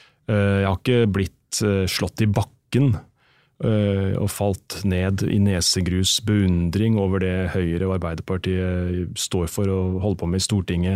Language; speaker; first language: Norwegian; native; Norwegian